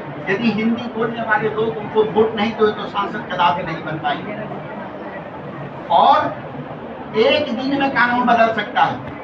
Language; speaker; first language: Hindi; native; Hindi